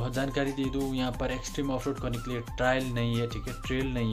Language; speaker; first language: Hindi; non-native, local second language; Nepali